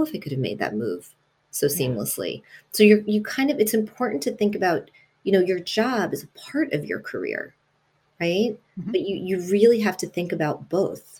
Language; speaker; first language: English; early bilingual, other home language; Italian